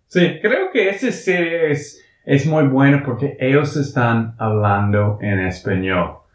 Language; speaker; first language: Spanish; non-native, learner; English